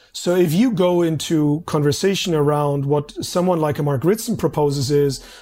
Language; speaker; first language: English; non-native, fluent; German